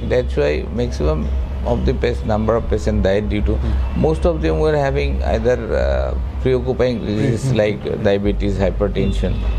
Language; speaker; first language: English; non-native, local second language; Assamese